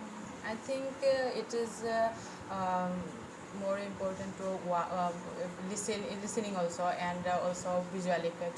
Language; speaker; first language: English; non-native, fluent; Bangla